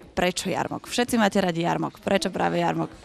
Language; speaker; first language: Slovak; native; Slovak